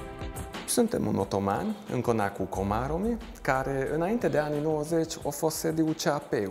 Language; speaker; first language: Romanian; non-native, local second language; Hungarian